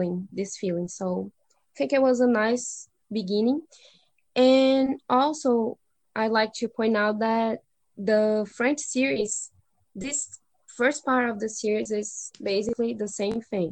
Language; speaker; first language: English; non-native, fluent; Portuguese